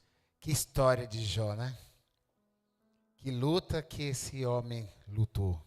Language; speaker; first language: Portuguese; native; Portuguese